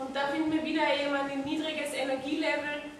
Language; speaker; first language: German; native; German